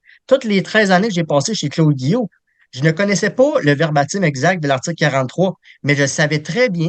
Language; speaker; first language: French; native; French